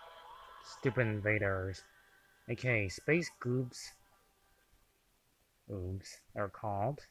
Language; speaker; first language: English; native; English